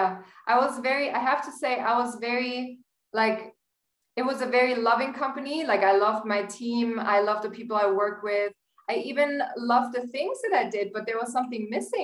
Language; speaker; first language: English; non-native, fluent; German